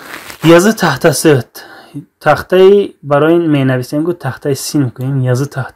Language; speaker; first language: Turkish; non-native, fluent; Tajik